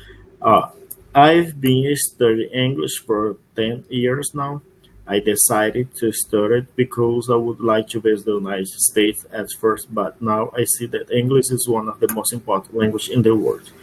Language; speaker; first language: English; non-native, learner; Portuguese